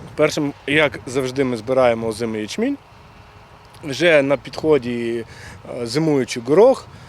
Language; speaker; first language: Ukrainian; native; Ukrainian